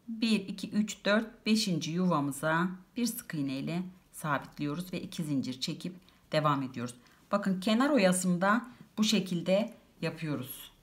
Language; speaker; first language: Turkish; native; Turkish